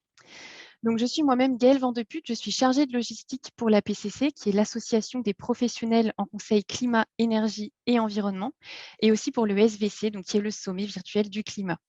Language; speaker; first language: French; native; French